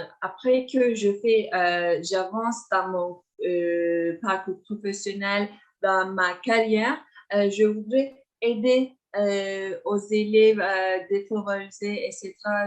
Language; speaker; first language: French; non-native, fluent; Turkish